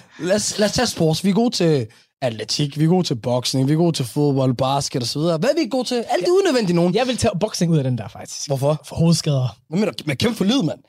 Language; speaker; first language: Danish; early bilingual, other home language; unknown